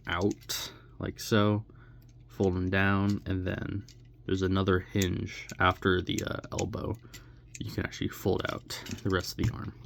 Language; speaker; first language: English; native; English